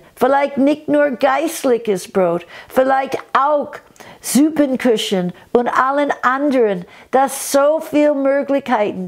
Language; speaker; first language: German; non-native, fluent; English